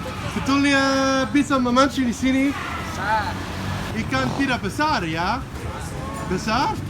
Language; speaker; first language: Indonesian; non-native, learner; English